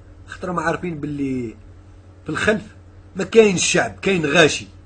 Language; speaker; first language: Arabic; native; Arabic